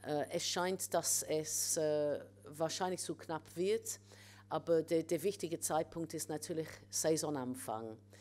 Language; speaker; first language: German; non-native, fluent; English